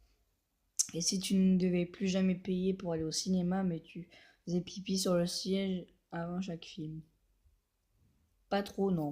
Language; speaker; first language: French; native; French